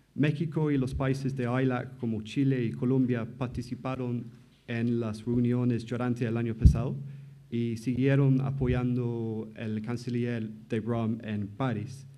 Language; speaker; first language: Spanish; non-native, fluent; English